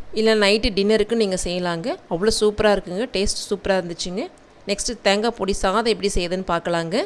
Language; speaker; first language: Tamil; native; Tamil